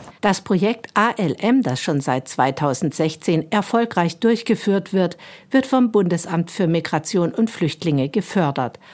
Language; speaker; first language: German; native; German